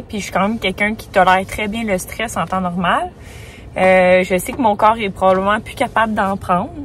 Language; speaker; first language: French; native; French